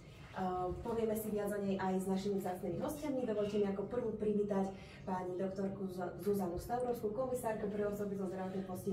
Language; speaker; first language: Slovak; native; Slovak